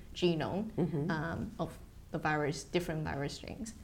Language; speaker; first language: English; non-native, fluent; Chinese